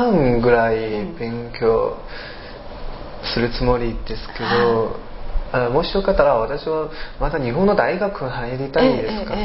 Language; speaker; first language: Japanese; non-native, learner; Chinese